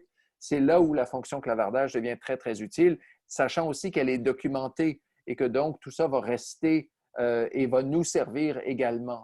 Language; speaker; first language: French; native; French